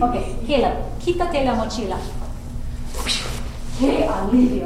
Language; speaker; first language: Spanish; non-native, fluent; English